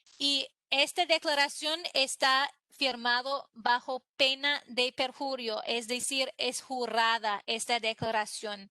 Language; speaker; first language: Spanish; non-native, fluent; English